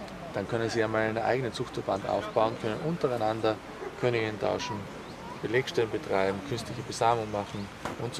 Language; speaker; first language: German; native; German